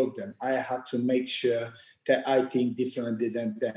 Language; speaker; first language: English; non-native, fluent; Bulgarian